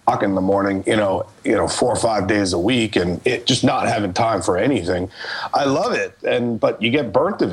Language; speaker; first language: English; native; English